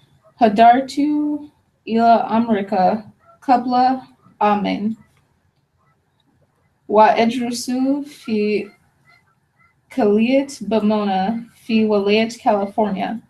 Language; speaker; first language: Arabic; non-native, learner; English